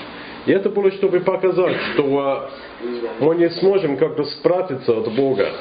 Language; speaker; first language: Russian; non-native, fluent; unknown